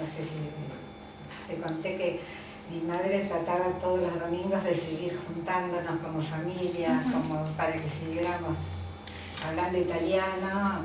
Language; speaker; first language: Spanish; early bilingual, other home language; Italian